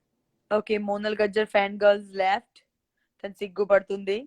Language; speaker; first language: Telugu; non-native, local second language; Gujarati